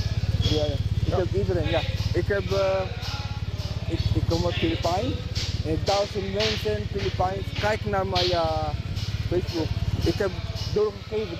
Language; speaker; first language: Dutch; non-native, learner; Filipino